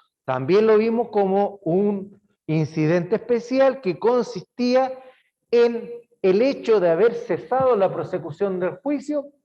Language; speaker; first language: Spanish; native; Spanish